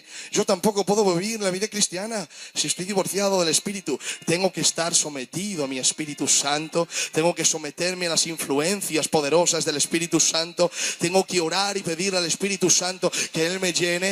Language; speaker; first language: Spanish; native; Spanish